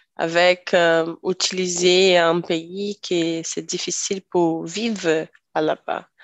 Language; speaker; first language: French; non-native, learner; Portuguese